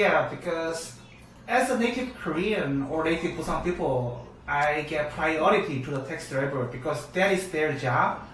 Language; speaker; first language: English; non-native, learner; Korean